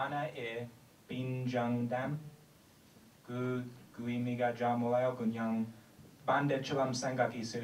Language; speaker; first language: Korean; non-native, learner; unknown